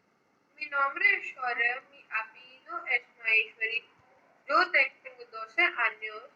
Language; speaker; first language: Spanish; non-native, learner; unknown